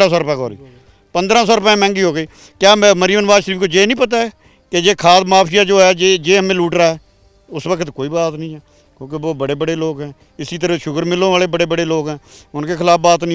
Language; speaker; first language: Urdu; non-native, local second language; Punjabi